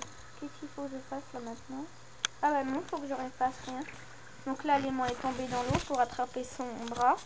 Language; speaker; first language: French; native; French